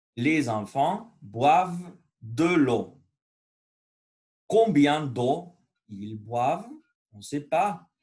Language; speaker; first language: French; non-native, learner; Spanish